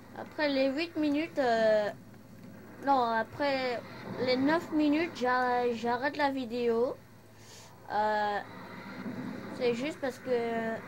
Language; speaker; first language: French; non-native, local second language; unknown